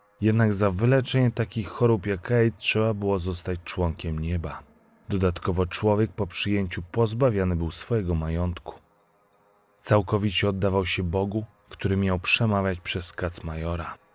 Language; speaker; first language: Polish; native; Polish